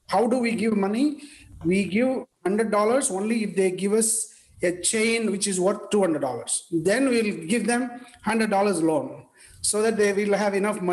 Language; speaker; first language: English; non-native, local second language; Tamil